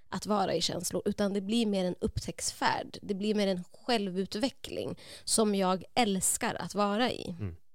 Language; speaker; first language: Swedish; native; Swedish